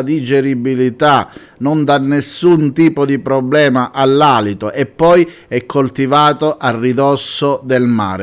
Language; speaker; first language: Italian; native; Italian